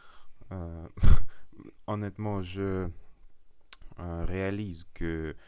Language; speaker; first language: French; non-native, learner; Russian